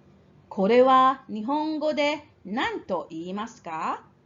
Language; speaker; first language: Japanese; non-native, fluent; English